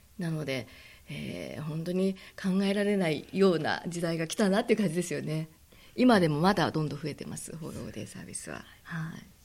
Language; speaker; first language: Japanese; native; Japanese